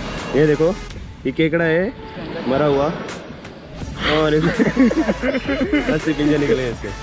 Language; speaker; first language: Hindi; native; Hindi